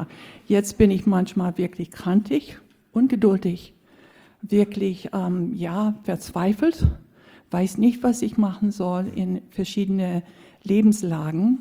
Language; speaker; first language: German; non-native, fluent; English